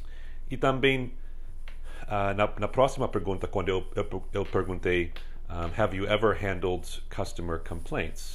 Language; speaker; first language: Portuguese; non-native, fluent; English